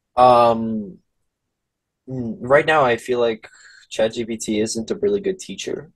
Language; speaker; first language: English; early bilingual, other home language; Russian